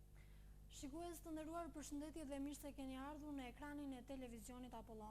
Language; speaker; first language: Albanian; native; Albanian